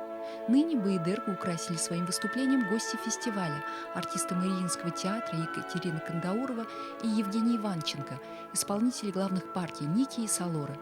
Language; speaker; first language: Russian; native; Russian